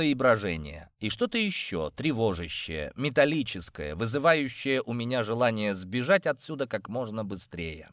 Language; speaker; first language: Russian; native; Russian